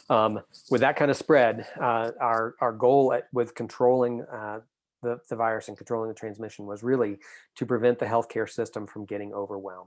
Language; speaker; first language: English; native; English